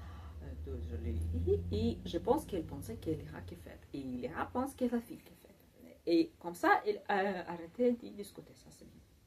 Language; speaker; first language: French; non-native, learner; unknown